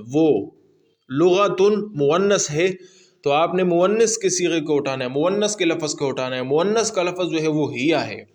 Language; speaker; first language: Urdu; non-native, local second language; Pashto